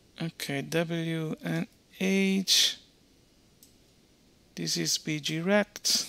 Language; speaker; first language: English; non-native, fluent; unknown